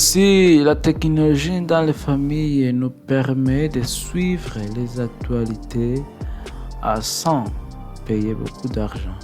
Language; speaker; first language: French; non-native, learner; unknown